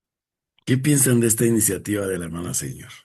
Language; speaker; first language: Spanish; native; Spanish